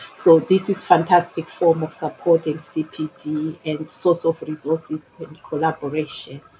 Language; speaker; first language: English; non-native, local second language; Shona